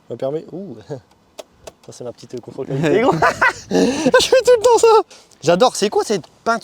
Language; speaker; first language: French; native; French